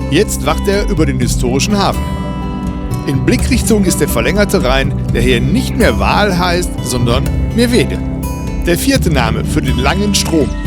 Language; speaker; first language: German; native; German